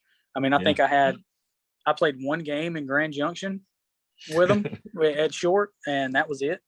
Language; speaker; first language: English; native; English